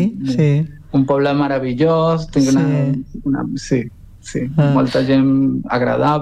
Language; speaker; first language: Catalan; non-native, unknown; Spanish